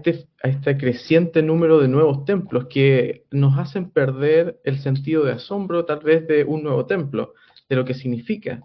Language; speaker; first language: Spanish; native; Spanish